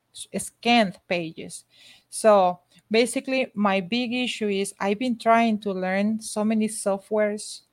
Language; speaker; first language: English; non-native, fluent; Spanish